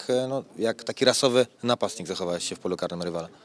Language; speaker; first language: Polish; native; Polish